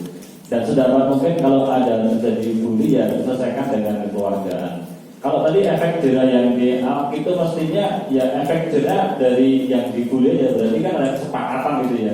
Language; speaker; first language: Indonesian; native; Indonesian